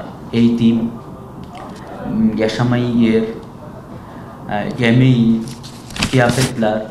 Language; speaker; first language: Turkish; non-native, learner; Bangla